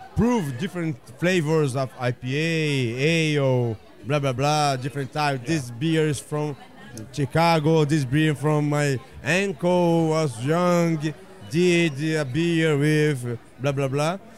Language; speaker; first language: English; non-native, fluent; Portuguese